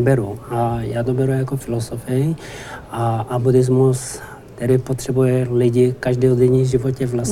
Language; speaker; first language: Czech; non-native, learner; Tibetan